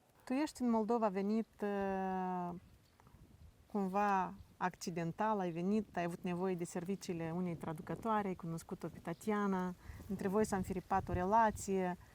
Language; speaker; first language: Romanian; native; Romanian